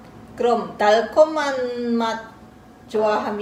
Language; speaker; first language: Korean; non-native, learner; Indonesian